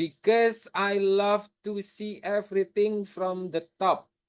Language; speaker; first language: English; non-native, fluent; Indonesian